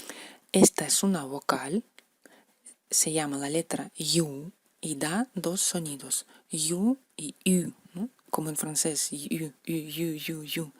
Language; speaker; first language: Spanish; non-native, fluent; Russian